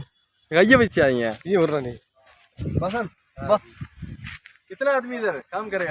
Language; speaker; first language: Hindi; non-native, local second language; Tamil